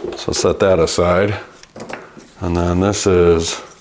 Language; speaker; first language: English; native; English